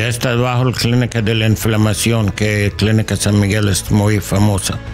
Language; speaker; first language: Spanish; non-native, learner; English